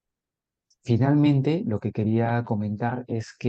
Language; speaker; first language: Spanish; native; Spanish